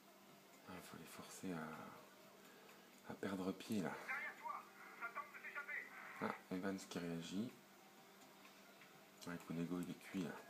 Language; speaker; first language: French; native; French